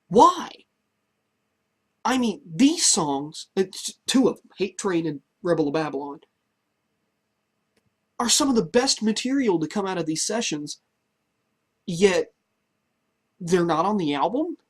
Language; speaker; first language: English; native; English